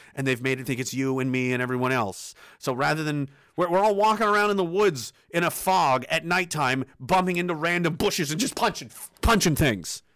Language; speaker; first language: English; early bilingual, other home language; Danish